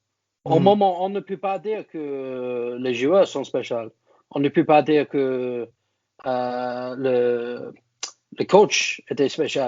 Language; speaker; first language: French; non-native, learner; English